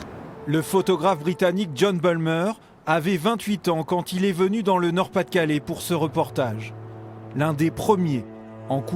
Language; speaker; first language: French; native; French